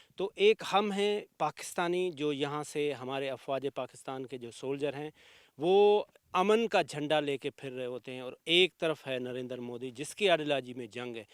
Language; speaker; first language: Urdu; non-native, local second language; Sindhi